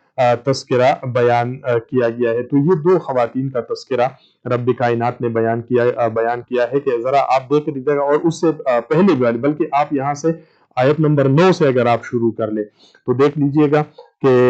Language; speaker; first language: Urdu; native; Urdu